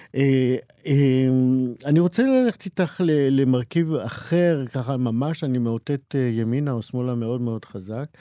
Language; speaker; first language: Hebrew; native; Hebrew